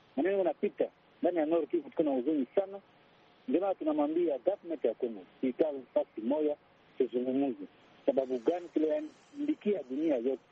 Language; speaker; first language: Swahili; non-native, local second language; Kinyarwanda